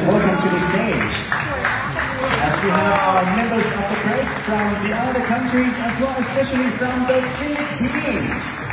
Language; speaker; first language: English; non-native, fluent; Thai